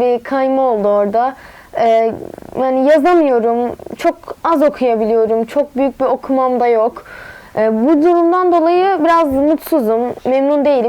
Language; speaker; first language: Turkish; non-native, local second language; Kurdish